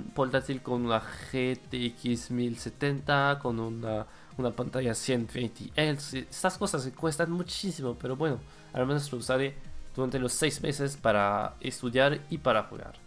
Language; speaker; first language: Spanish; non-native, fluent; French